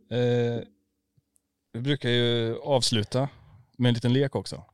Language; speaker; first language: Swedish; native; Swedish